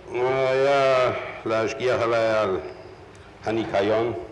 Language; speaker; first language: Hebrew; non-native, fluent; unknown